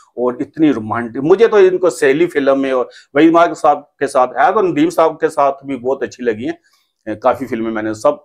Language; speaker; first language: Urdu; native; Urdu